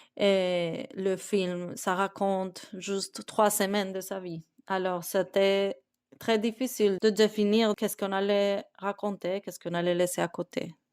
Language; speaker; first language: French; non-native, fluent; Spanish